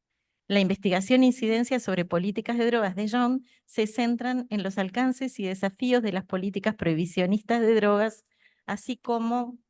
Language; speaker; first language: Spanish; native; Spanish